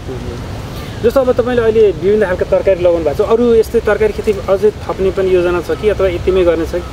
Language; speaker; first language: Nepali; native; Nepali